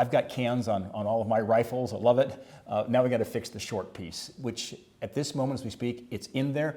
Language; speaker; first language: English; native; English